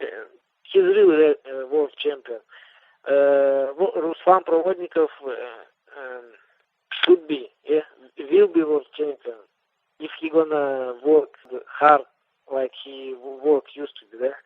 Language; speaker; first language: English; non-native, learner; Russian